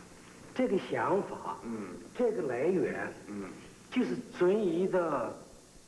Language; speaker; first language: Chinese; native; Chinese